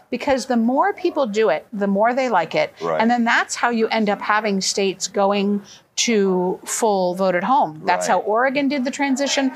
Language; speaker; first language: English; native; English